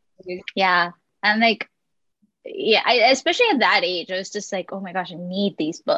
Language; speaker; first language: English; non-native, local second language; Sinhala